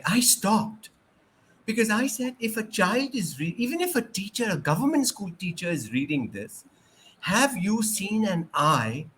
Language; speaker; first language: English; non-native, local second language; Urdu